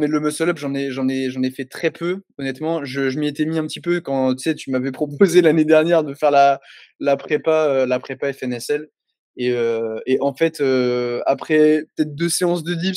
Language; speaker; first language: French; native; French